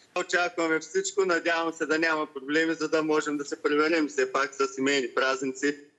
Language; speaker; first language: Bulgarian; native; Bulgarian